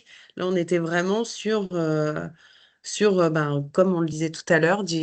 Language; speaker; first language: French; native; French